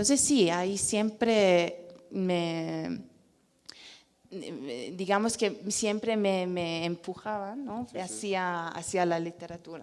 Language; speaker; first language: Spanish; non-native, fluent; Persian